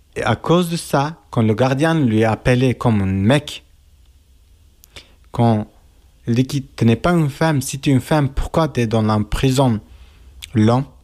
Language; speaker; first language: French; non-native, learner; Kurdish